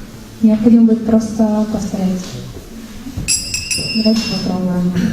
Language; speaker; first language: Russian; native; Russian